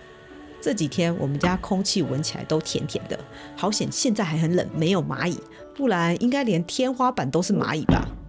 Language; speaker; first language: Chinese; native; Chinese